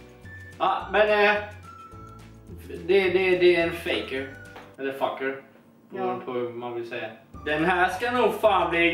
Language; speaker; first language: Swedish; native; Swedish